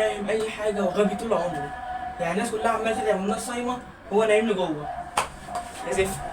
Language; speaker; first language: Arabic; native; Arabic